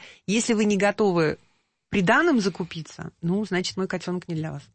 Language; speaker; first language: Russian; native; Russian